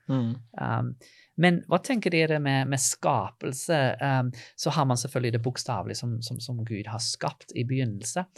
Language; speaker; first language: Norwegian; non-native, fluent; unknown